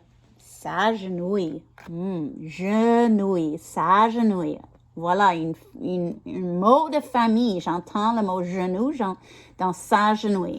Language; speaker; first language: French; non-native, learner; English